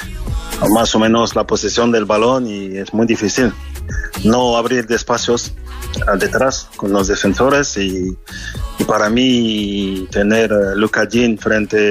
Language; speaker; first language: Spanish; non-native, fluent; French